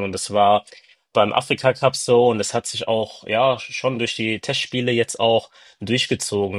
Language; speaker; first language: German; early bilingual, other home language; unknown